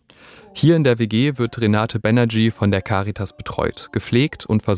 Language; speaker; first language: German; native; German